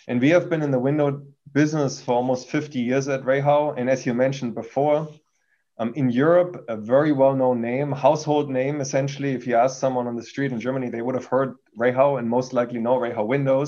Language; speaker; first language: English; non-native, fluent; German